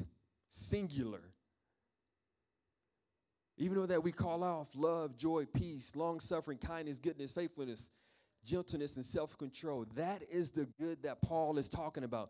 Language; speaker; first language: English; native; English